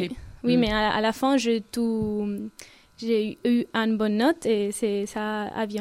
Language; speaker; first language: French; non-native, fluent; Spanish